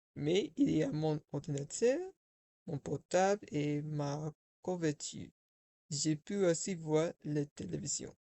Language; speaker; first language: French; non-native, learner; English